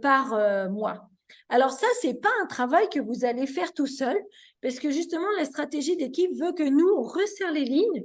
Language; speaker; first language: French; native; French